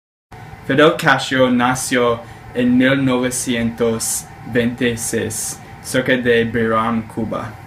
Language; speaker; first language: Spanish; non-native, learner; English